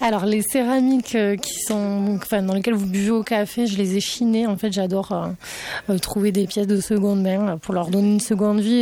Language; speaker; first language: French; native; French